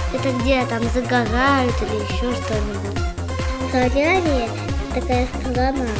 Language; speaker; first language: Russian; native; Russian